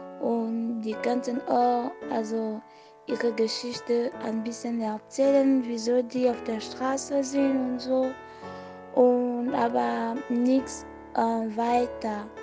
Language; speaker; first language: German; non-native, fluent; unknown